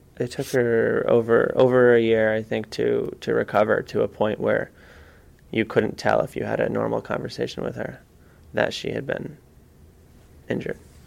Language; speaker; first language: English; native; English